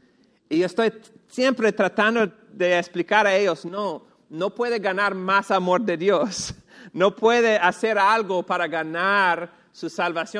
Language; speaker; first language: Spanish; non-native, fluent; English